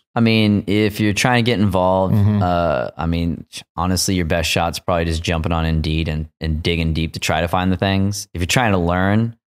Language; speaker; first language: English; native; English